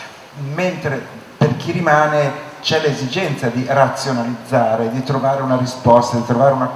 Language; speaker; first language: Italian; native; Italian